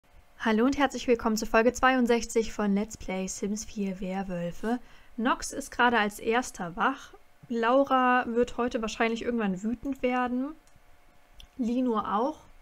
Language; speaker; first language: German; native; German